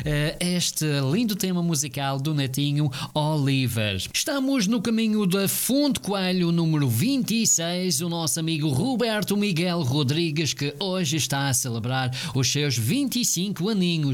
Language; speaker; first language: Portuguese; native; Portuguese